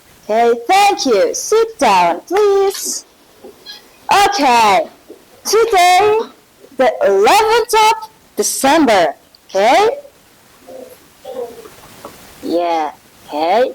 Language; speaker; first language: English; non-native, learner; Mongolian